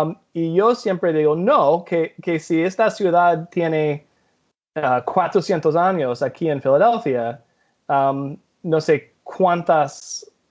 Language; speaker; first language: Spanish; non-native, fluent; English